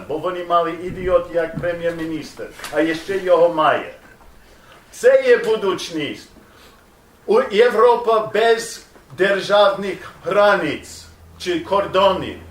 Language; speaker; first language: Ukrainian; non-native, learner; English